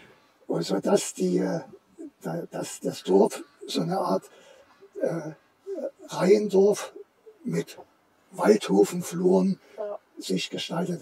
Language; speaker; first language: German; native; German